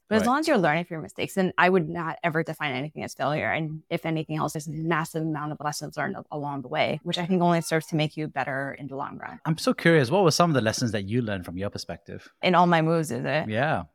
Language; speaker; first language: English; native; English